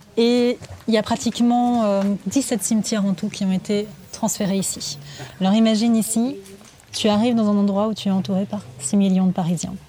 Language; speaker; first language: French; native; French